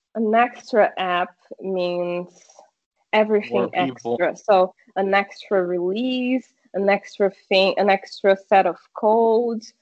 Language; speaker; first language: English; non-native, fluent; Portuguese